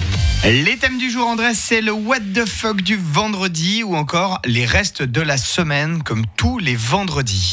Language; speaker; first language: French; native; French